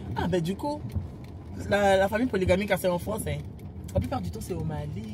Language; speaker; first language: French; native; French